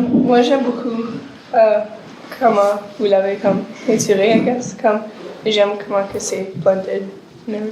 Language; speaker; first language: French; non-native, local second language; English